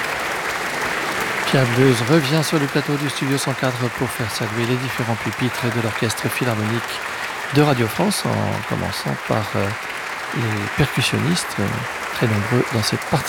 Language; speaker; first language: French; native; French